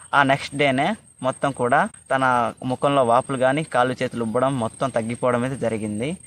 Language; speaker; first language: Telugu; non-native, local second language; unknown